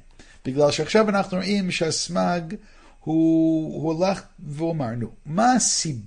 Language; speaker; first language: Hebrew; non-native, fluent; English